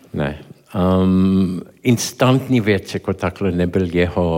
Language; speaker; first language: Czech; non-native, learner; English